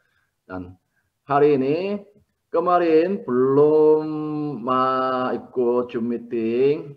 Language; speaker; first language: Indonesian; non-native, learner; Korean